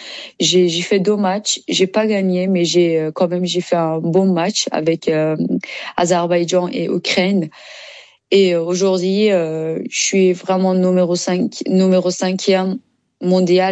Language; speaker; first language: French; non-native, learner; Persian